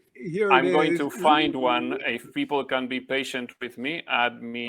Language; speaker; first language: English; non-native, fluent; Spanish